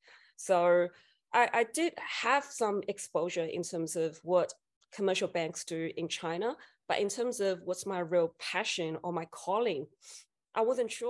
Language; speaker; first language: English; non-native, fluent; Chinese